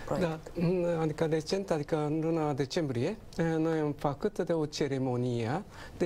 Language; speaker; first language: Romanian; non-native, learner; Japanese